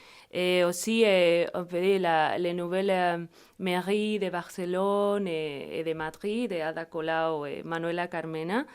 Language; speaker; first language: French; non-native, fluent; Spanish